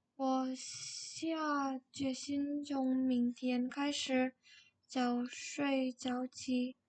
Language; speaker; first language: Chinese; non-native, learner; Indonesian